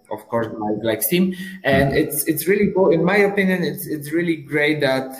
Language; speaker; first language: English; non-native, fluent; Polish